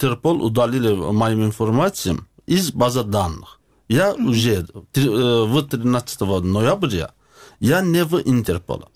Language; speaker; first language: Russian; non-native, learner; Azerbaijani